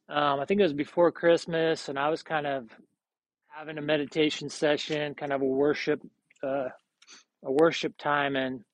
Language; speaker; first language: English; native; English